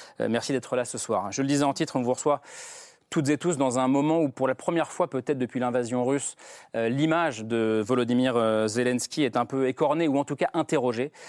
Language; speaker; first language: French; native; French